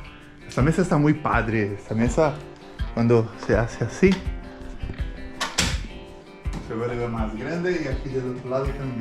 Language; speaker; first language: Spanish; non-native, fluent; Portuguese